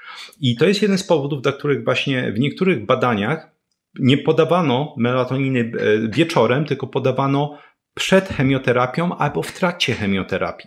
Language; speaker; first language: Polish; native; Polish